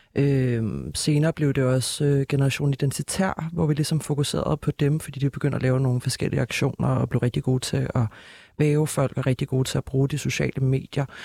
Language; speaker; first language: Danish; native; Danish